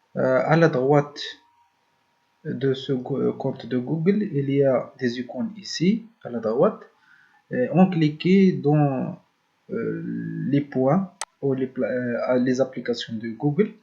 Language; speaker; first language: French; non-native, learner; Arabic